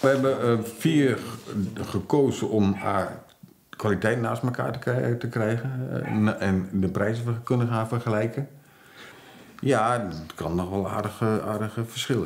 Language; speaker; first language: Dutch; native; Dutch